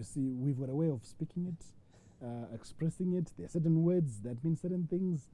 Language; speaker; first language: English; non-native, local second language; Shona